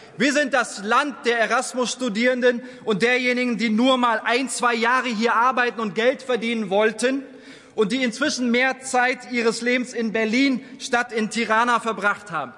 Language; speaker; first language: German; early bilingual, other home language; Turkish